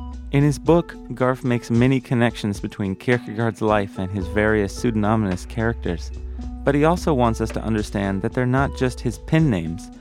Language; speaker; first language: English; native; English